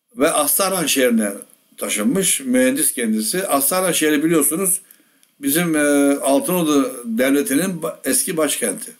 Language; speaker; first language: Turkish; native; Turkish